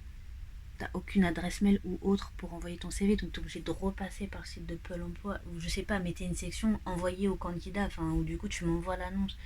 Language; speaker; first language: French; native; French